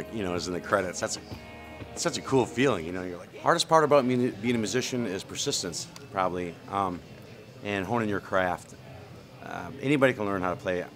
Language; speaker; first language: English; native; English